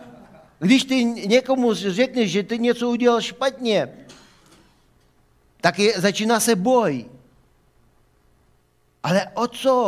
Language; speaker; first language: Czech; non-native, fluent; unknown